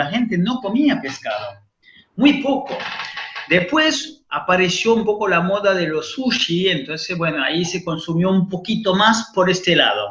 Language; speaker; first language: Spanish; non-native, fluent; French